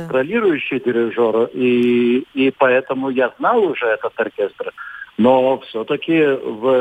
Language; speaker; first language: Russian; non-native, fluent; Lithuanian